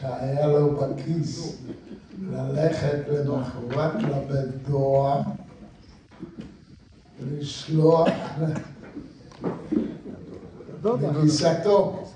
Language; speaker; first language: Hebrew; non-native, fluent; Yiddish